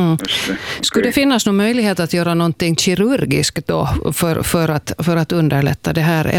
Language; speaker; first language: Swedish; native; Swedish